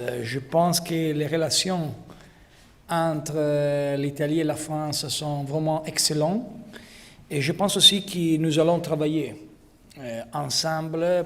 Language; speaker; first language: French; non-native, learner; Italian